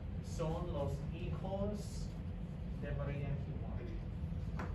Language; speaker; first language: Spanish; non-native, fluent; English